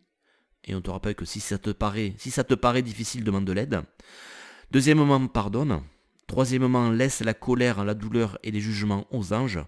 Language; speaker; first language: French; native; French